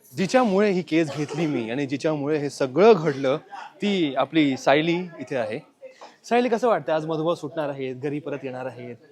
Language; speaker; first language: Marathi; non-native, local second language; Gujarati